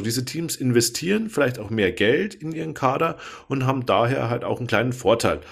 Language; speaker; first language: German; native; German